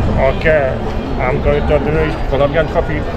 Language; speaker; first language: English; non-native, learner; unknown